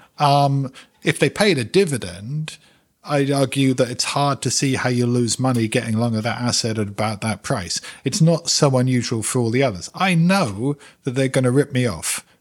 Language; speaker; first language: English; native; English